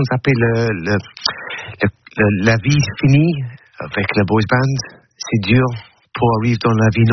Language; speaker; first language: French; non-native, learner; English